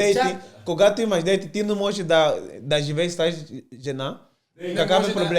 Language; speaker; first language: Bulgarian; non-native, learner; Portuguese